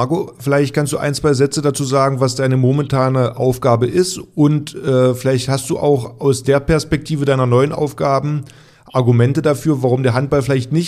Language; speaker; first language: German; native; German